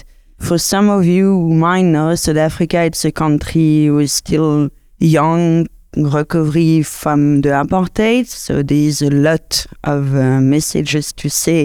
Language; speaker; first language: English; non-native, fluent; French